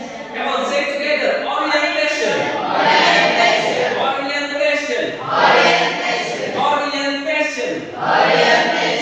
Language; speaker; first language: English; non-native, learner; Indonesian